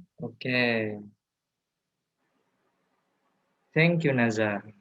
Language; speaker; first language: English; non-native, learner; Indonesian